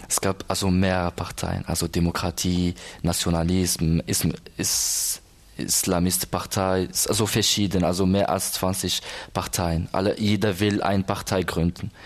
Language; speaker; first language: German; non-native, learner; Arabic